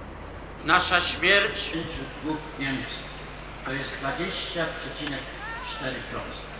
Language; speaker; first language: Polish; native; Polish